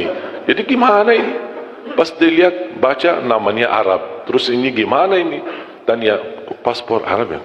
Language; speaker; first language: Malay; non-native, fluent; Arabic